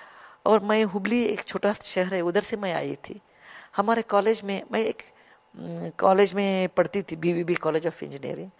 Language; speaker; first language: Hindi; non-native, local second language; Kannada